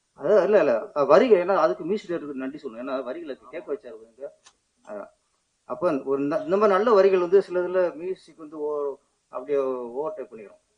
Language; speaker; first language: Tamil; native; Tamil